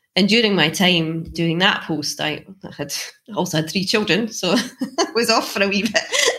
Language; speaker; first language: English; native; English